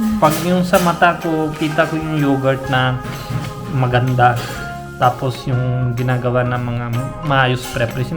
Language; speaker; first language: Filipino; non-native, learner; Punjabi